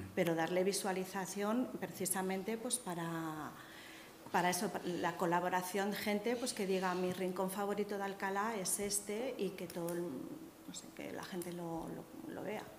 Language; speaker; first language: Spanish; native; Spanish